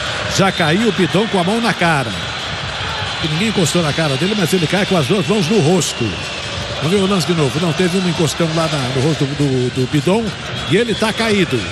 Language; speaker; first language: Portuguese; native; Portuguese